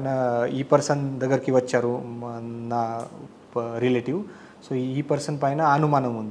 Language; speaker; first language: Telugu; non-native, learner; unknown